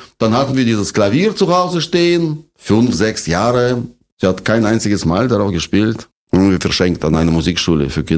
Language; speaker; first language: German; non-native, fluent; Russian